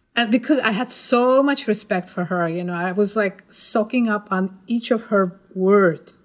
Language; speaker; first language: English; non-native, fluent; Russian